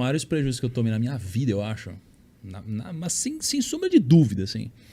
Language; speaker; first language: Portuguese; native; Portuguese